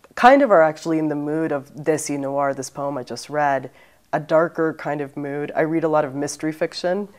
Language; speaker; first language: English; native; English